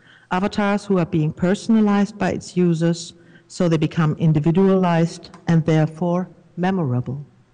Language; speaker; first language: English; non-native, fluent; German